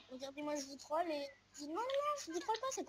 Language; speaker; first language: French; native; French